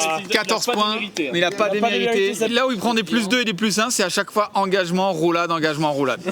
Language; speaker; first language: French; native; French